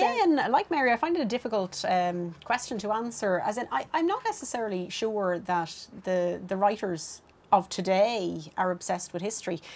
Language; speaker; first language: English; native; English